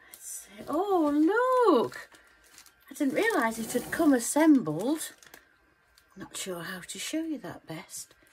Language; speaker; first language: English; native; English